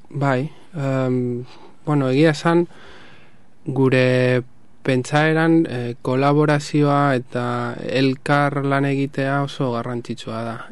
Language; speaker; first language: Basque; non-native, local second language; Spanish